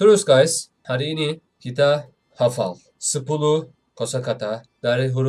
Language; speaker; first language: Indonesian; non-native, learner; Turkish